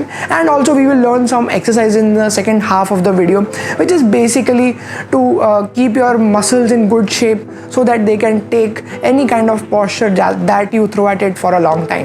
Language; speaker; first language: English; non-native, local second language; Hindi